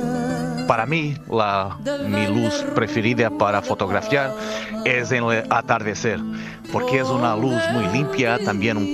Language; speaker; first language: Spanish; non-native, fluent; Portuguese